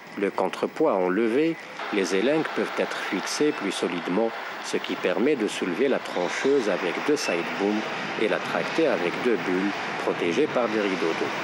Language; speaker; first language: French; non-native, local second language; Arabic